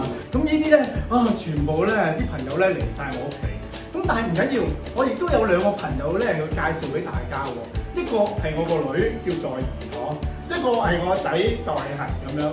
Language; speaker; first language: Cantonese; native; Cantonese